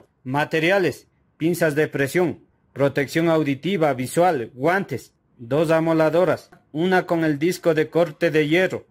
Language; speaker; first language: Spanish; native; Spanish